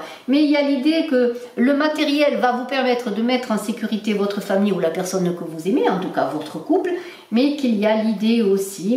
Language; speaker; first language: French; native; French